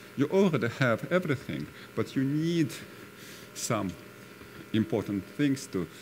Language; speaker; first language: English; non-native, fluent; Russian